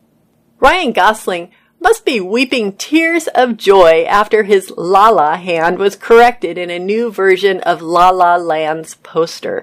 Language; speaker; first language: English; native; English